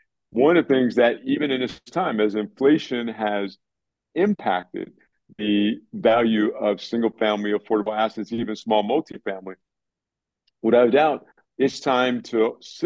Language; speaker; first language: English; native; English